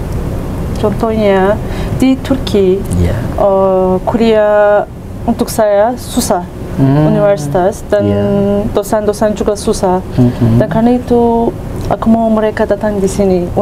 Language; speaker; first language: Indonesian; non-native, learner; Turkish